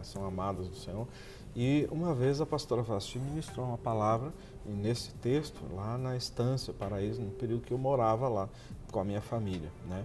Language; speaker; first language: Portuguese; native; Portuguese